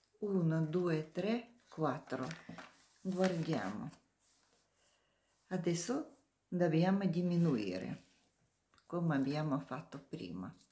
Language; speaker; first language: Italian; non-native, learner; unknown